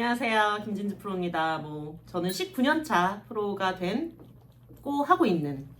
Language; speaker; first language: Korean; native; Korean